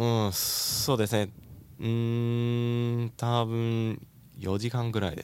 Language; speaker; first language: Japanese; non-native, learner; English